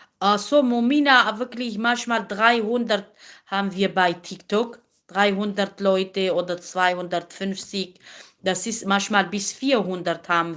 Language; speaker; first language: German; non-native, learner; Kurdish